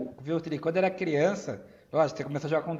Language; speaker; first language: Portuguese; native; Portuguese